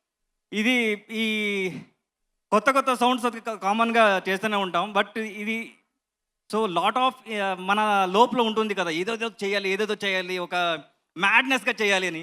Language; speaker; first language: Telugu; non-native, learner; Kannada